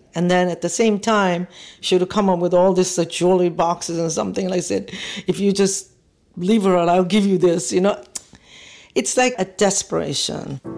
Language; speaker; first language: English; non-native, fluent; Korean